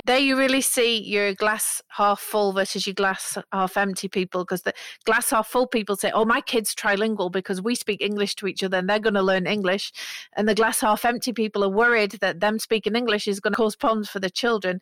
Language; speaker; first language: English; native; English